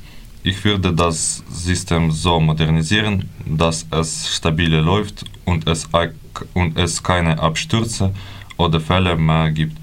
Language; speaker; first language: German; non-native, learner; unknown